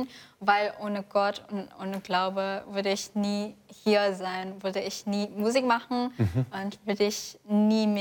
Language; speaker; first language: German; non-native, fluent; Indonesian